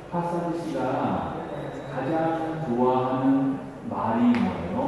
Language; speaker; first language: Korean; native; Korean